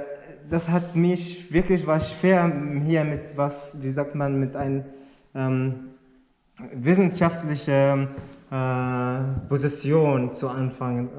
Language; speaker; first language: German; non-native, learner; Arabic